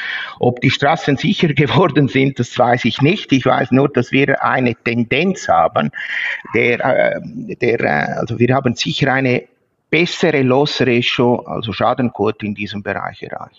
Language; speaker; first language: German; non-native, fluent; Italian